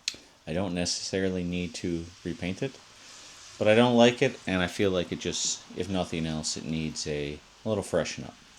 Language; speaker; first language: English; native; English